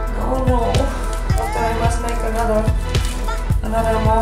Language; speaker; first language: English; non-native, learner; Bulgarian